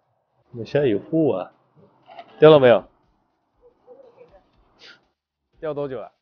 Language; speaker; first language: Chinese; native; Chinese